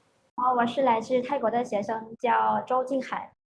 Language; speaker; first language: Chinese; non-native, fluent; Thai